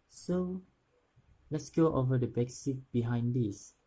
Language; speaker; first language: English; non-native, local second language; Malay